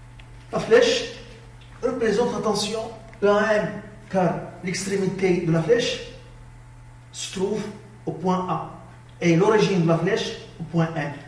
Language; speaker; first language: French; non-native, local second language; Arabic